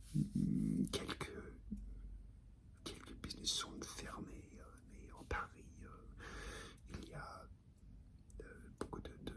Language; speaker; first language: French; non-native, learner; English